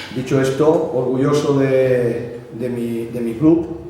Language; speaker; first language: Spanish; non-native, local second language; Catalan